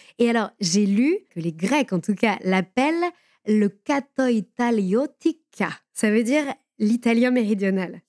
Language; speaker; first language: French; native; French